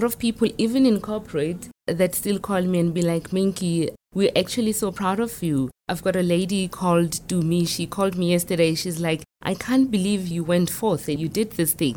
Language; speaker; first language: English; non-native, local second language; Tswana